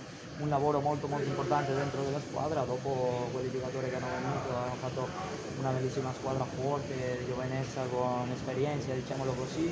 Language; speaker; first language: Italian; non-native, fluent; Spanish